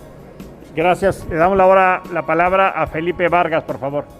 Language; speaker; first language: Spanish; native; Spanish